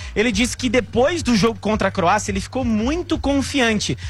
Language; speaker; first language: Portuguese; native; Portuguese